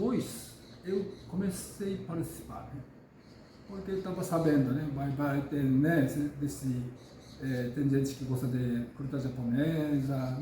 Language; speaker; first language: Portuguese; non-native, learner; Japanese